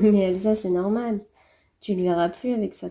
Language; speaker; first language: French; native; French